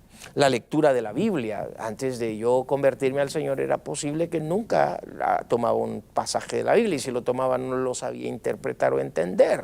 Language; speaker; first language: Spanish; native; Spanish